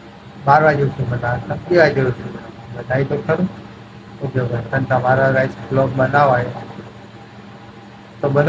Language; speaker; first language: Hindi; non-native, local second language; Gujarati